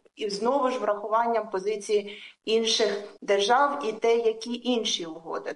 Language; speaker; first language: Ukrainian; native; Ukrainian